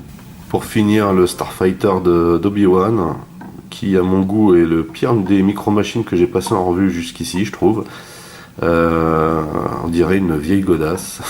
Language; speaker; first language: French; native; French